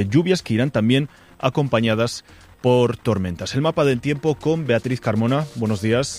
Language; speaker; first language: Spanish; native; Spanish